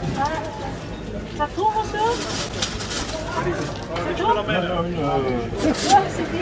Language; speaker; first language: French; non-native, learner; Thai